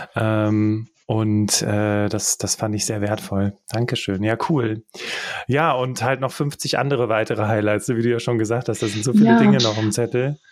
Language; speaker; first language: German; early bilingual, other home language; English